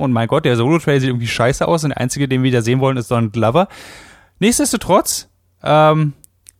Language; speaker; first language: German; native; German